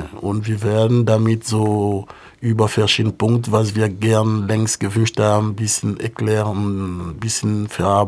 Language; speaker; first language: German; non-native, fluent; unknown